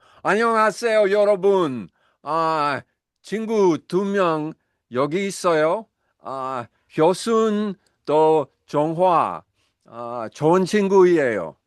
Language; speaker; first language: Korean; non-native, learner; English